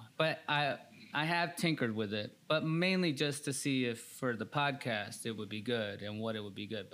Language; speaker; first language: English; early bilingual, other home language; Spanish